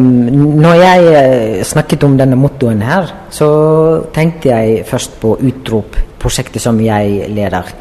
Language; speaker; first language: Norwegian; non-native, fluent; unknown